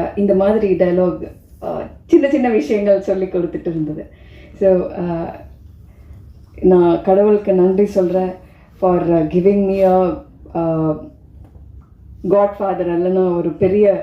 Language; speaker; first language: Tamil; non-native, fluent; Malayalam